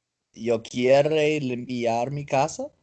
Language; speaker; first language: Spanish; non-native, learner; English